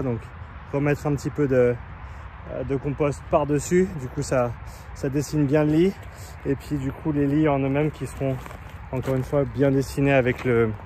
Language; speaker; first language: French; native; French